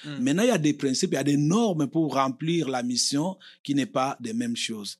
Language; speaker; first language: French; non-native, local second language; Lingala